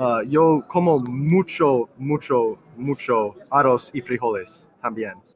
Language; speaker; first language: Spanish; non-native, learner; English